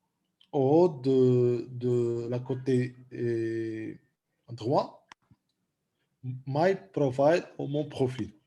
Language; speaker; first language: French; non-native, local second language; Arabic